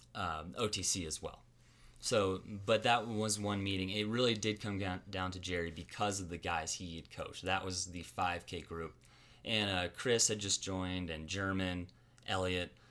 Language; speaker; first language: English; native; English